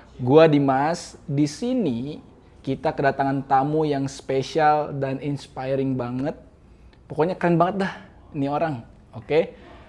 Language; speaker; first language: Indonesian; native; Indonesian